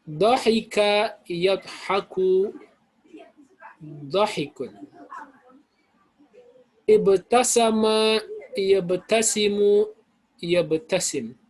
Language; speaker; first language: Arabic; non-native, fluent; Indonesian